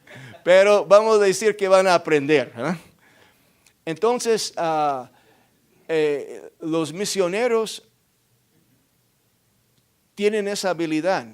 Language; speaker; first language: Spanish; non-native, fluent; English